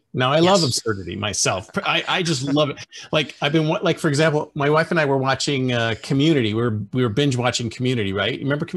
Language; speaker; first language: English; native; English